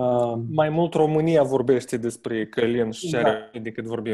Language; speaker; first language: Romanian; native; Romanian